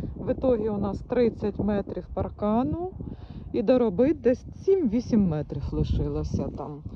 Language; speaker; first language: Ukrainian; native; Ukrainian